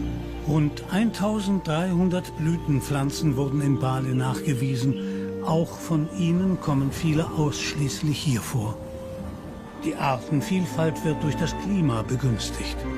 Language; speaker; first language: German; native; German